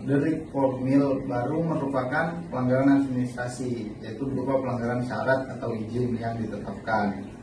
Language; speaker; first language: Indonesian; native; Indonesian